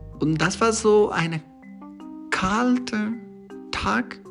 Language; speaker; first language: German; non-native, learner; Persian